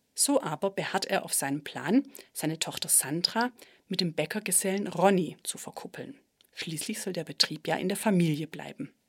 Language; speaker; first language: German; native; German